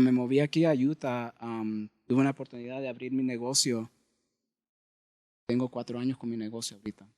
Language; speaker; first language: Spanish; early bilingual, heritage; Spanish